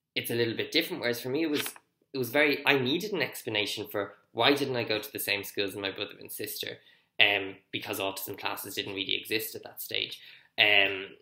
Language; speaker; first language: English; native; English